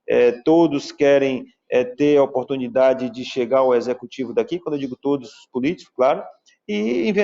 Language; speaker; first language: Portuguese; native; Portuguese